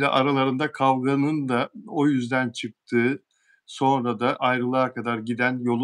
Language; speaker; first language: Turkish; native; Turkish